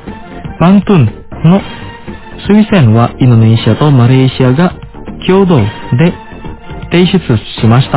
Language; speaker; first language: Japanese; non-native, fluent; Indonesian